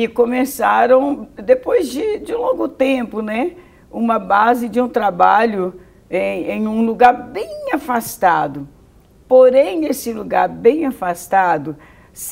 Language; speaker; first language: Portuguese; native; Portuguese